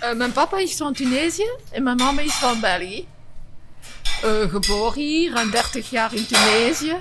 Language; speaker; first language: Dutch; non-native, learner; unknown